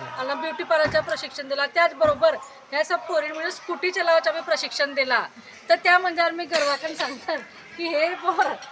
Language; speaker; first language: Marathi; non-native, local second language; Bhili